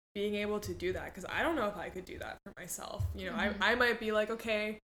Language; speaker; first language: English; early bilingual, other home language; Spanish